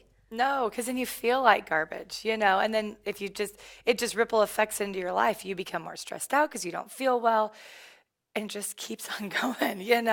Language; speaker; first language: English; native; English